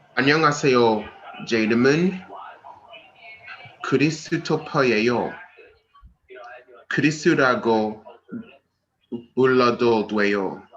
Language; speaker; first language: Korean; non-native, learner; English